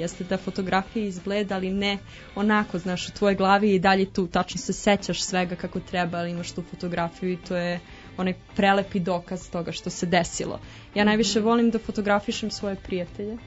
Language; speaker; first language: Serbian; native; Serbian